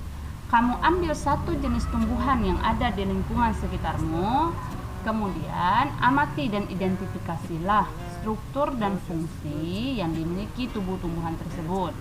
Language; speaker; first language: Indonesian; native; Indonesian